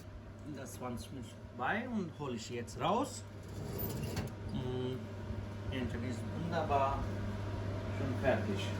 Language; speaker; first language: German; non-native, learner; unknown